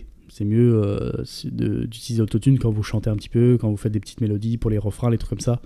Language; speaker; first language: French; native; French